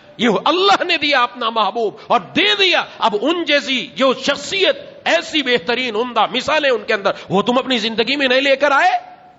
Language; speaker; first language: Urdu; non-native, local second language; Punjabi